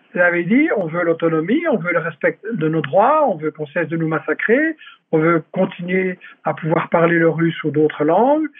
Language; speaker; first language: French; native; French